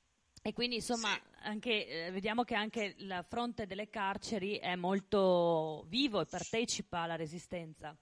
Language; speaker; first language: Italian; native; Italian